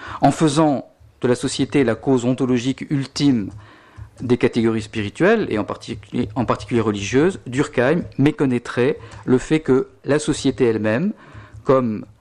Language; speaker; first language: French; native; French